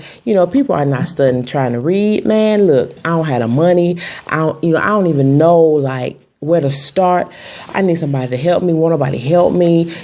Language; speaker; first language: English; native; English